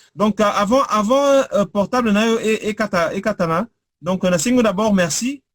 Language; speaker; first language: French; non-native, local second language; Lingala